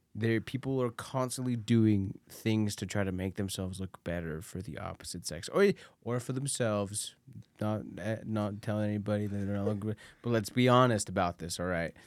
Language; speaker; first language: English; early bilingual, other home language; Spanish